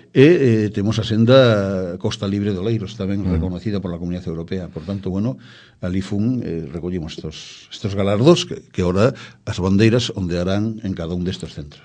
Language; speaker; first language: Galician; native; Galician